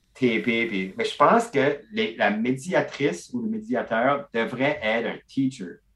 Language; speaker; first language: French; non-native, local second language; English